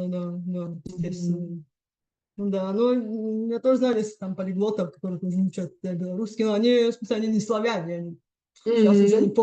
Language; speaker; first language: Russian; non-native, fluent; Bulgarian